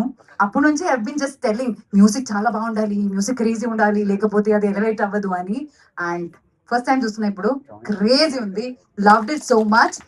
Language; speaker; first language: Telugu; non-native, fluent; Malayalam